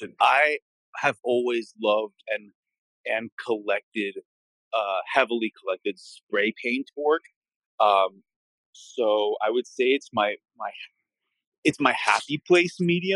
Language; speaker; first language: English; native; English